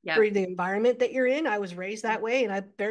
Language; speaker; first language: English; native; English